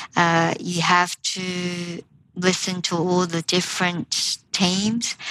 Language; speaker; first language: English; native; English